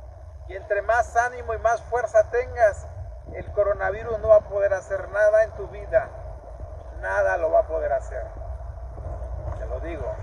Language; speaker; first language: Spanish; native; Spanish